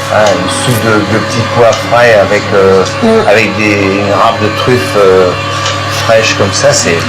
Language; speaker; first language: French; native; French